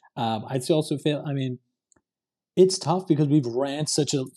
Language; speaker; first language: English; non-native, local second language; Cantonese